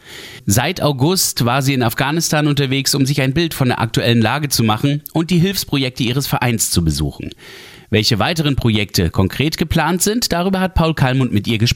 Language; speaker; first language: German; native; German